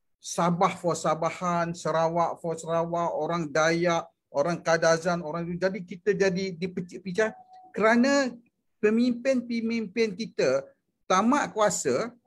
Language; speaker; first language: Malay; native; Malay